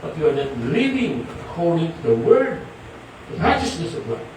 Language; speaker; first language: English; non-native, local second language; Filipino